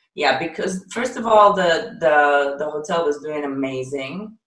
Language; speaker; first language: English; non-native, fluent; Ukrainian